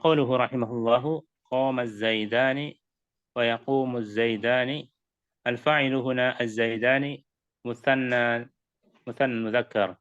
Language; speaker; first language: Arabic; non-native, learner; Indonesian